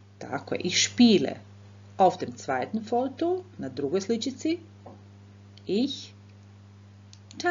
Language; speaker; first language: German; non-native, fluent; Croatian